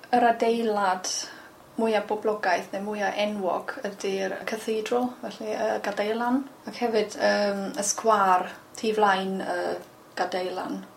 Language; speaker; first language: Welsh; non-native, fluent; German